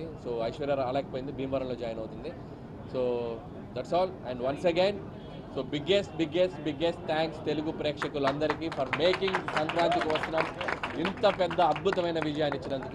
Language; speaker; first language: Telugu; native; Telugu